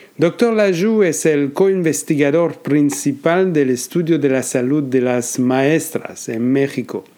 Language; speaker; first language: Spanish; non-native, fluent; French